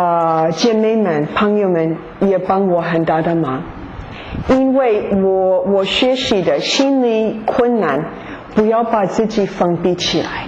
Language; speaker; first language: Chinese; non-native, fluent; English